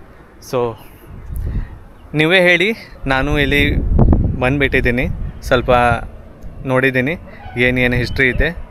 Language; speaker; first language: Kannada; non-native, learner; Hindi